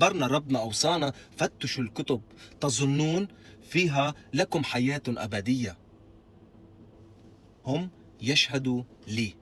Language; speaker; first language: Arabic; native; Arabic